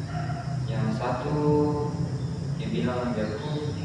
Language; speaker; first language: Indonesian; non-native, local second language; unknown